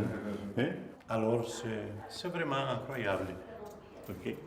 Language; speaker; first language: French; non-native, fluent; Spanish